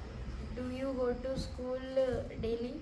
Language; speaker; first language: English; non-native, learner; Marathi